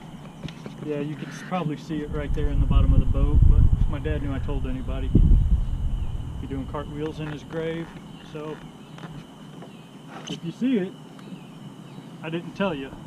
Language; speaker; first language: English; native; English